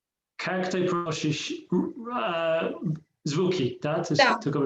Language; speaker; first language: Russian; non-native, learner; English